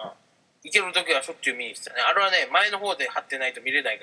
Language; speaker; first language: Japanese; native; Japanese